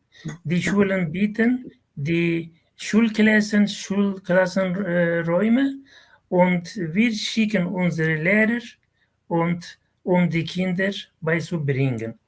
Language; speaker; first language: German; non-native, fluent; Kurdish